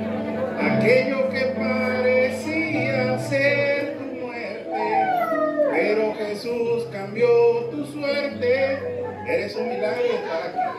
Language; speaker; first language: Spanish; native; Spanish